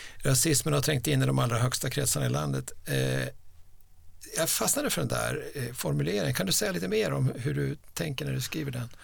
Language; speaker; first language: Swedish; native; Swedish